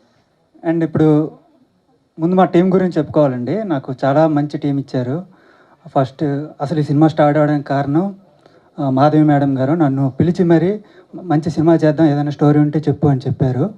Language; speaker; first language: Telugu; native; Telugu